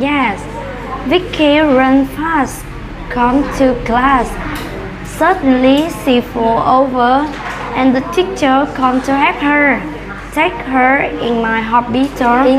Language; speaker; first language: English; non-native, learner; Vietnamese